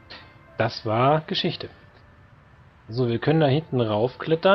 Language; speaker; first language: German; native; German